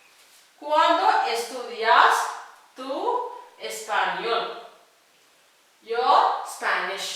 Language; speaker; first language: Spanish; non-native, fluent; Tamil